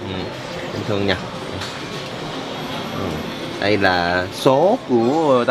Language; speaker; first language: Vietnamese; non-native, learner; Korean